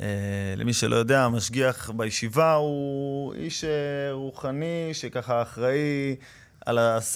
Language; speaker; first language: Hebrew; native; Hebrew